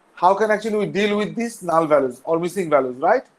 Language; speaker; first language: English; non-native, local second language; Bangla